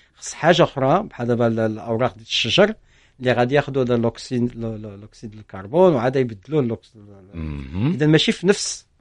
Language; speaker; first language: Arabic; native; Arabic